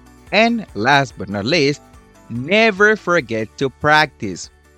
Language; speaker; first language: English; non-native, fluent; Spanish